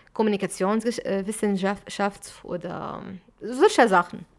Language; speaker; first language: German; non-native, fluent; Arabic